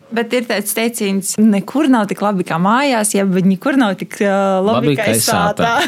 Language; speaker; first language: Latvian; non-native, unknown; Portuguese